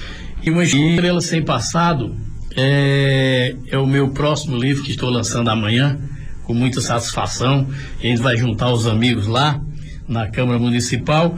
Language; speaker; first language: Portuguese; native; Portuguese